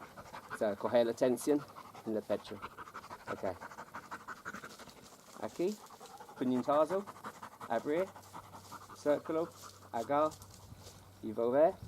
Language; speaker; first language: Spanish; non-native, learner; English